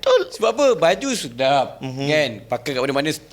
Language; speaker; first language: Malay; native; Malay